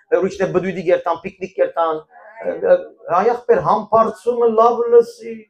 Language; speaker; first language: Armenian; early bilingual, heritage; Armenian